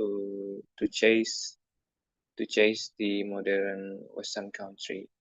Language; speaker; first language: English; non-native, learner; Indonesian